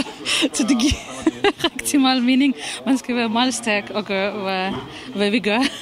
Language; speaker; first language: Danish; non-native, fluent; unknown